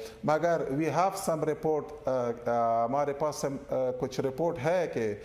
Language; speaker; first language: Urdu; non-native, learner; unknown